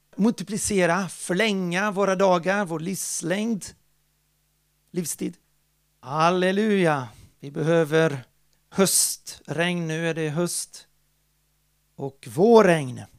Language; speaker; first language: Swedish; non-native, fluent; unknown